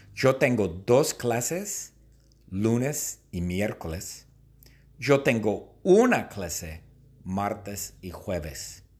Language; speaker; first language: Spanish; non-native, fluent; English